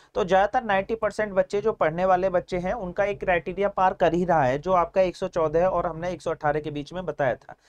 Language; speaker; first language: Hindi; native; Hindi